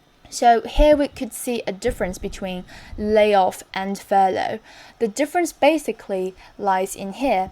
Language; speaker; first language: English; non-native, fluent; Chinese